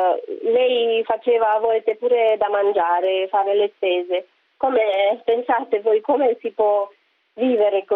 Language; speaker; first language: Italian; non-native, fluent; Romanian